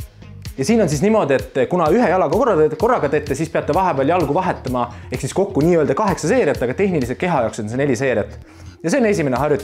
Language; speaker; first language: Estonian; native; Estonian